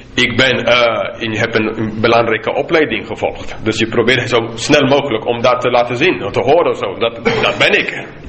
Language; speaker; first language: Dutch; non-native, fluent; English